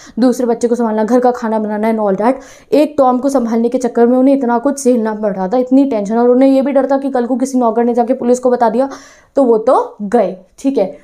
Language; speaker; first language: Hindi; non-native, local second language; Punjabi